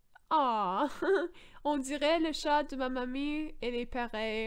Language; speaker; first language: French; native; French